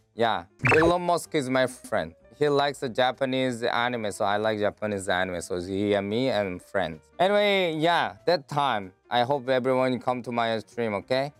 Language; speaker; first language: English; non-native, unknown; Korean